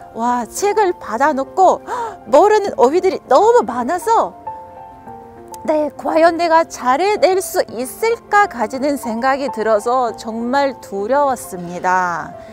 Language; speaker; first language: Korean; non-native, fluent; Russian